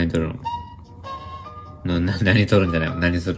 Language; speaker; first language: Japanese; native; Japanese